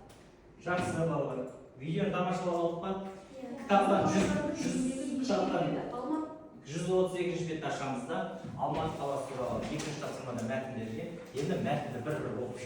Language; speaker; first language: Kazakh; native; Kazakh